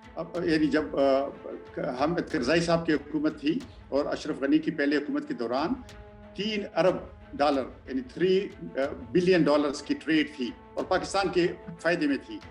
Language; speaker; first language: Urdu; non-native, local second language; Pashto